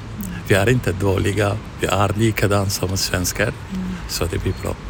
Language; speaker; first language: Swedish; non-native, fluent; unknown